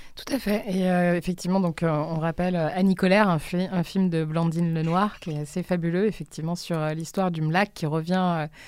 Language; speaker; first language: French; native; French